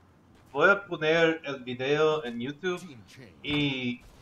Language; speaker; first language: Spanish; non-native, learner; English